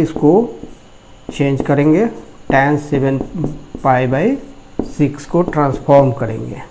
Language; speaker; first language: Hindi; native; Hindi